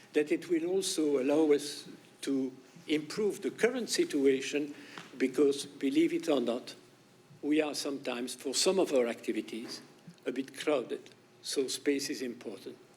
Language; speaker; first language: English; non-native, fluent; French